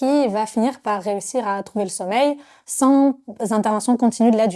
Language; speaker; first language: French; native; French